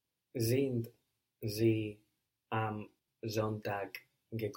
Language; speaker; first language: German; non-native, learner; English